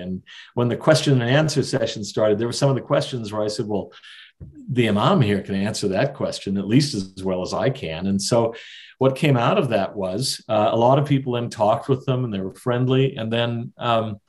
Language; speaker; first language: English; native; English